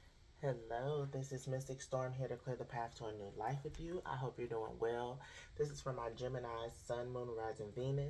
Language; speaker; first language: English; native; English